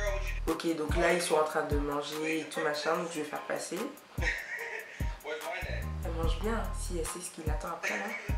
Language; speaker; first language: French; native; French